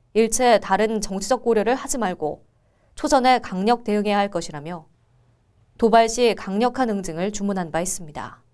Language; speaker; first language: Korean; native; Korean